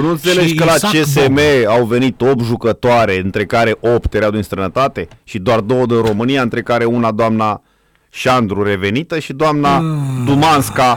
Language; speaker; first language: Romanian; native; Romanian